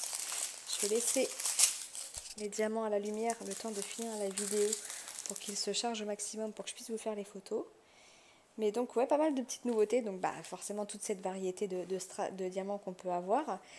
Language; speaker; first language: French; native; French